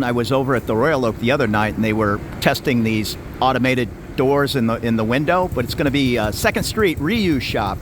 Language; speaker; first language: English; native; English